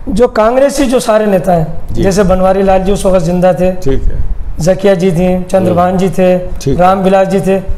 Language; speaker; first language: Hindi; native; Hindi